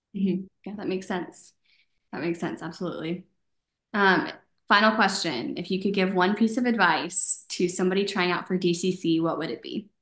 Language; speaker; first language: English; native; English